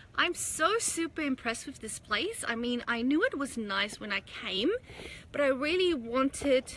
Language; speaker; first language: English; native; English